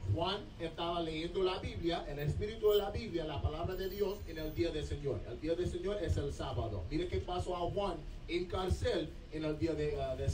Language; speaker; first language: Spanish; non-native, learner; English